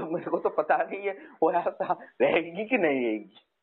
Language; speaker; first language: Hindi; non-native, local second language; Bangla